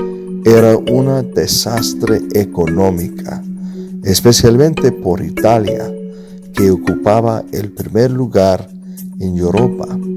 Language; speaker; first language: Spanish; non-native, fluent; English